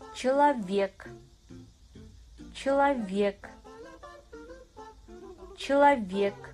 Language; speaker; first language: Russian; non-native, fluent; Kazakh